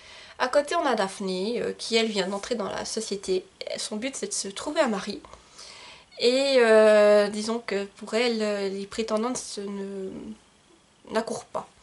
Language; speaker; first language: French; native; French